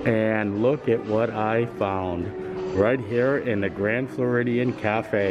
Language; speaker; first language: English; native; English